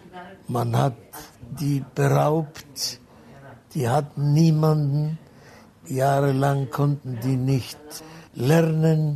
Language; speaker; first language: German; non-native, fluent; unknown